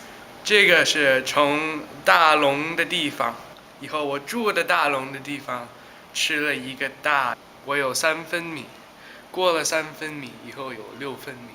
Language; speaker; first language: Chinese; non-native, learner; English